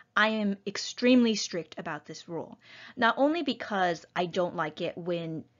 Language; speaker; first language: English; native; English